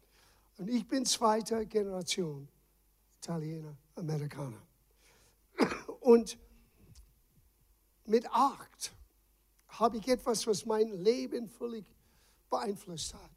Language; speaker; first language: German; non-native, fluent; English